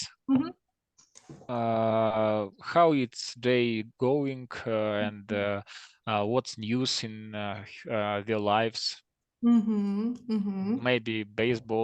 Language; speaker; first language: English; non-native, learner; Russian